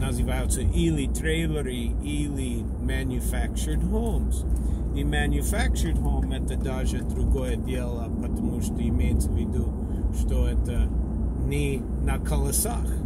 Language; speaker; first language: Russian; non-native, learner; English